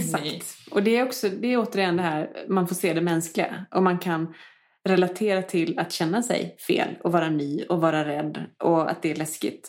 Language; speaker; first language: Swedish; native; Swedish